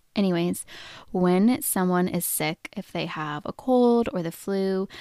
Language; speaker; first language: English; native; English